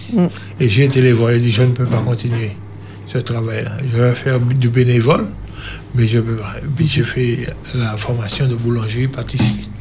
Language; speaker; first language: French; native; French